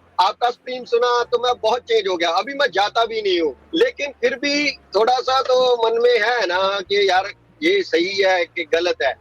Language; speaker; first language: Hindi; early bilingual, heritage; Hindi